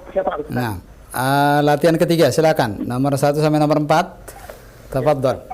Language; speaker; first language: Indonesian; native; Indonesian